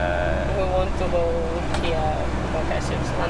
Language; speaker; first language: English; non-native, learner; Spanish